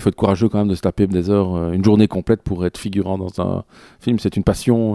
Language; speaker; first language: French; native; French